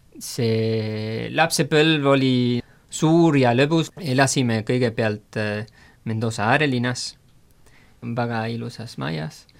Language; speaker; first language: Estonian; non-native, fluent; Spanish